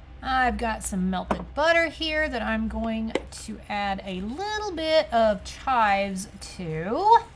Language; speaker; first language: English; native; English